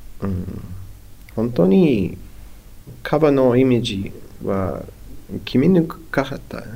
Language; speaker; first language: Japanese; non-native, learner; English